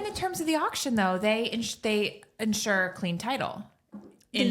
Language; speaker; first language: English; native; English